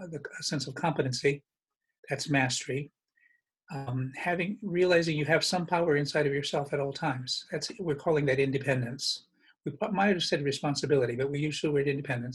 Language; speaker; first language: English; native; English